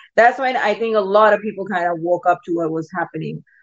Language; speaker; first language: English; non-native, local second language; Urdu